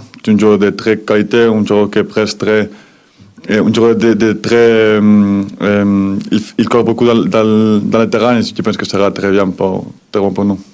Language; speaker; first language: French; non-native, fluent; Spanish